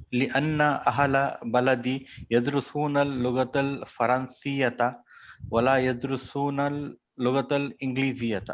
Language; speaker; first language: Arabic; non-native, learner; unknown